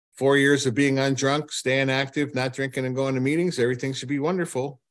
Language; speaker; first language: English; native; English